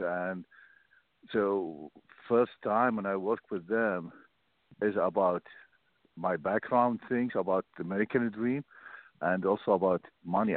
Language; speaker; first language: English; non-native, learner; Arabic